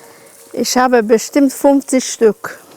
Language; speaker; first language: German; non-native, local second language; Romanian